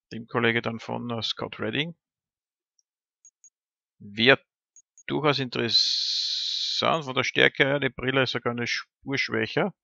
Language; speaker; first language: German; native; German